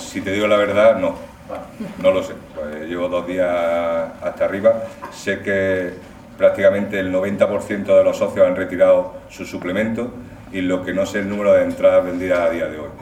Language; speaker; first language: Spanish; native; Spanish